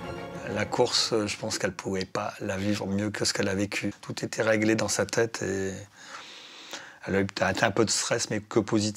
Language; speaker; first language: French; native; French